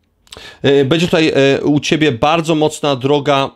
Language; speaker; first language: Polish; native; Polish